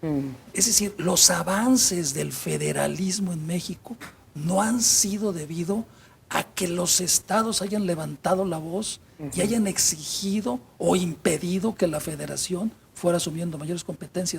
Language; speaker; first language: Spanish; native; Spanish